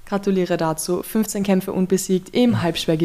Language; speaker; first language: German; native; German